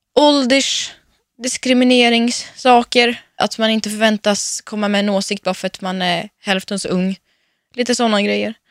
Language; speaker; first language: Swedish; early bilingual, other home language; Russian